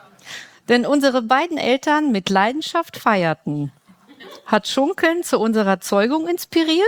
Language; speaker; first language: German; native; German